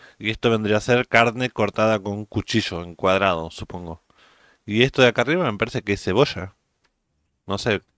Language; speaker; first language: Spanish; native; Spanish